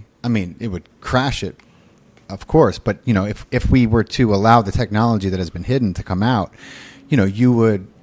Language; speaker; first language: English; native; English